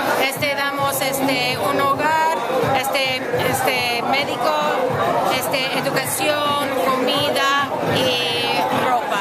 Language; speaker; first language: Spanish; non-native, fluent; English